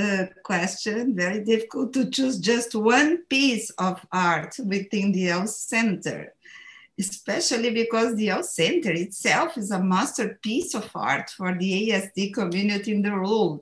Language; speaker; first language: English; non-native, fluent; Portuguese